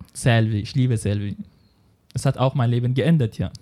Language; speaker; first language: German; non-native, fluent; Arabic